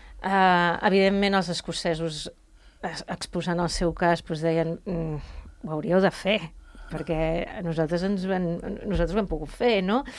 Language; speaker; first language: Catalan; native; Catalan